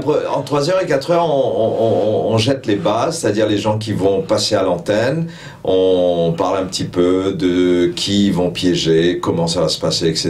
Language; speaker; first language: French; non-native, local second language; Morisyen